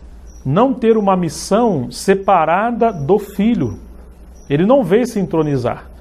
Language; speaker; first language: Portuguese; native; Portuguese